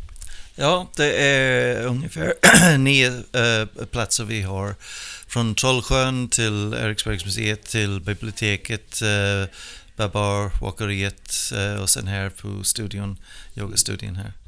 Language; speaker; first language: Swedish; non-native, fluent; English